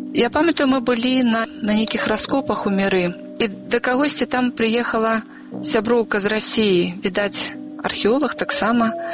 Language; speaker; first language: Belarusian; non-native, local second language; Russian